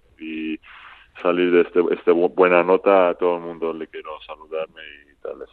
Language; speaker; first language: Spanish; non-native, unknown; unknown